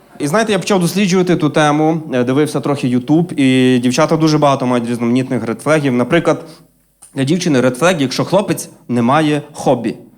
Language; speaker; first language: Ukrainian; native; Ukrainian